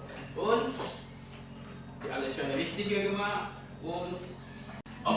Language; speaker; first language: German; non-native, learner; Indonesian